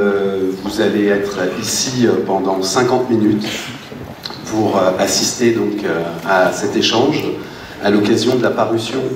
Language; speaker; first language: French; native; French